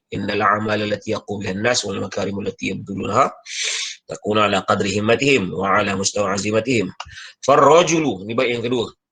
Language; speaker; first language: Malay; native; Malay